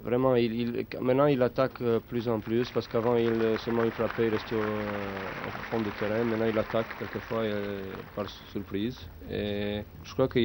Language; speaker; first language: French; non-native, learner; Romanian